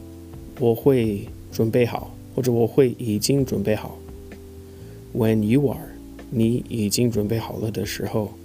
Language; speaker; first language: Chinese; non-native, fluent; English